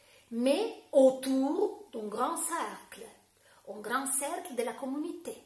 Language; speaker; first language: French; non-native, fluent; Italian